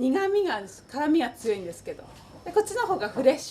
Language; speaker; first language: Japanese; native; Japanese